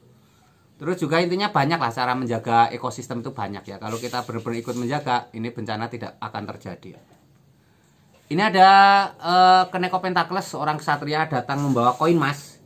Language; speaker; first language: Indonesian; native; Indonesian